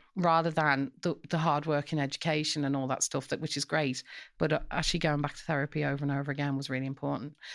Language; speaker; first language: English; native; English